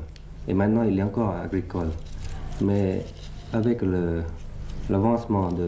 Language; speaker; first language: French; early bilingual, other home language; Thai